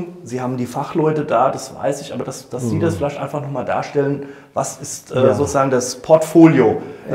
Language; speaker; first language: German; native; German